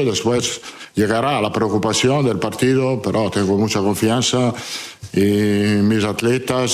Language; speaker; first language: Spanish; non-native, fluent; Italian